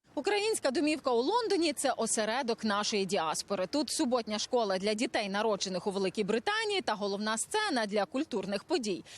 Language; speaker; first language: Ukrainian; native; Ukrainian